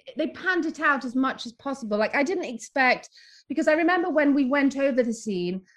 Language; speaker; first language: English; native; English